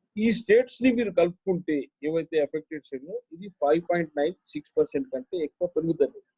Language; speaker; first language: Telugu; non-native, local second language; Hindi